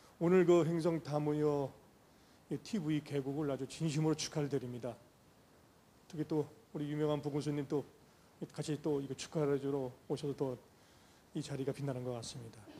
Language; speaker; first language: Korean; native; Korean